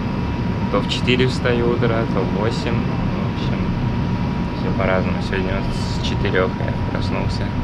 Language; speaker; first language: Russian; native; Russian